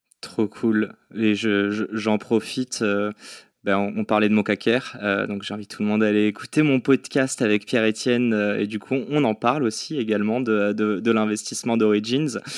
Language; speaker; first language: French; native; French